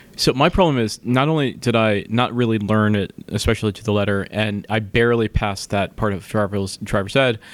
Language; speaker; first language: English; native; English